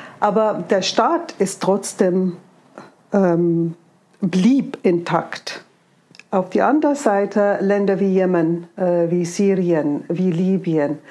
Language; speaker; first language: German; non-native, fluent; Arabic